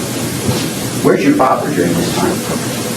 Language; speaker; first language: English; native; English